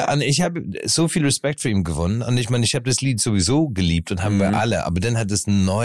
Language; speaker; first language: German; non-native, fluent; English